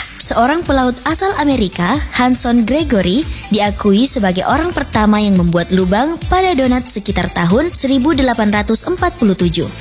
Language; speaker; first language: Indonesian; native; Indonesian